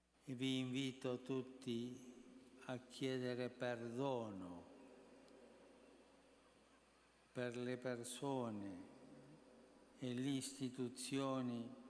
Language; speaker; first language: Italian; non-native, fluent; Spanish